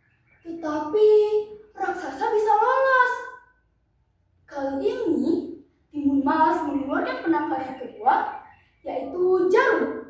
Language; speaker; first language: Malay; non-native, local second language; Balinese